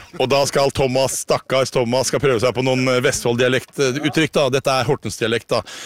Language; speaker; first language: Norwegian; native; Norwegian